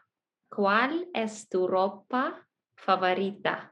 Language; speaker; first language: Spanish; non-native, learner; Russian